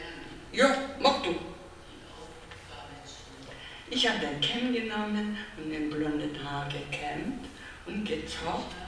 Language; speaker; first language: German; non-native, fluent; Korean